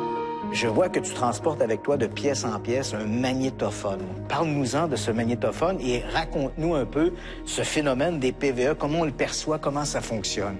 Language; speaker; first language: French; native; French